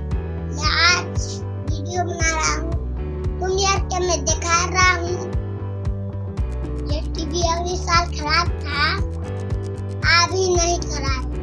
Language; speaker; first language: Hindi; native; Hindi